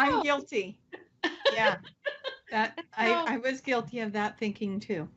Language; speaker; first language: English; native; English